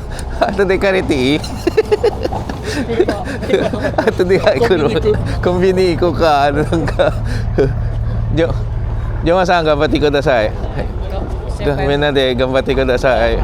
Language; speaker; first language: Japanese; non-native, learner; Filipino